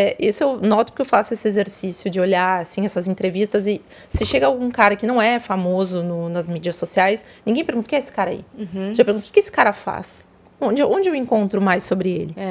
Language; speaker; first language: Portuguese; native; Portuguese